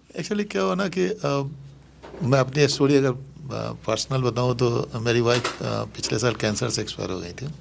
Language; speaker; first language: Hindi; native; Hindi